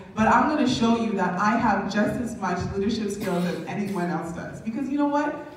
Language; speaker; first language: English; native; English